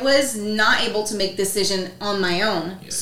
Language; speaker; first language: English; non-native, fluent; French